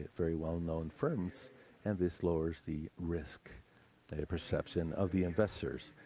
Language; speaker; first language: English; non-native, fluent; Spanish